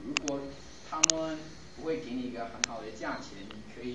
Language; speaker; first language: Chinese; non-native, fluent; English